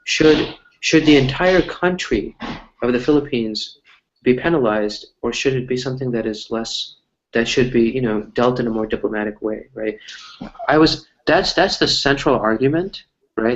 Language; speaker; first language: English; early bilingual, other home language; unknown